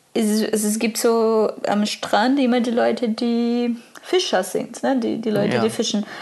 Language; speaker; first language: German; non-native, fluent; Portuguese